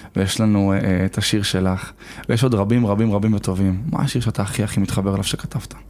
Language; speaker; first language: Hebrew; native; Hebrew